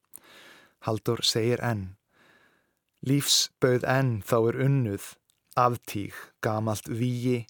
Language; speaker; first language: Icelandic; native; Icelandic